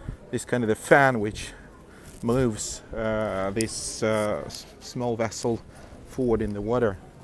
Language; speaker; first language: English; non-native, fluent; Russian